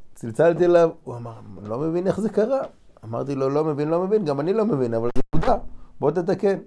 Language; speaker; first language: Hebrew; non-native, fluent; English